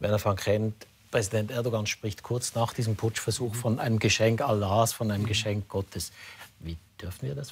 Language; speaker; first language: German; native; German